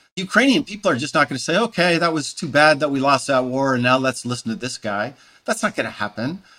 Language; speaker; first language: English; native; English